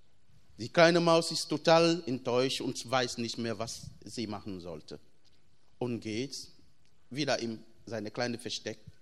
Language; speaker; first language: German; non-native, fluent; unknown